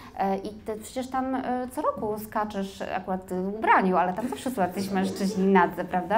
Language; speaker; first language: Polish; native; Polish